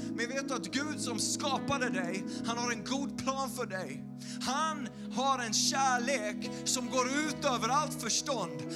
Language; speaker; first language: Swedish; native; Swedish